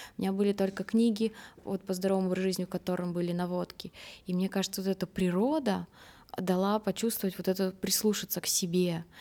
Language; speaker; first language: Russian; native; Russian